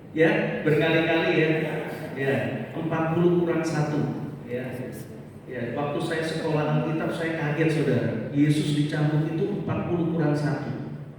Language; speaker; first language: Indonesian; native; Indonesian